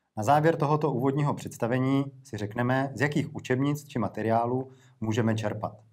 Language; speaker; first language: Czech; native; Czech